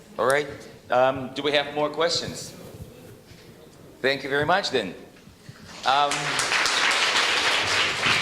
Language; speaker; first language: English; non-native, fluent; Russian